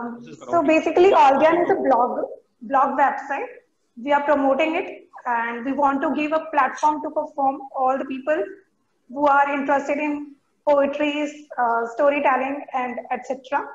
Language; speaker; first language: English; non-native, local second language; Hindi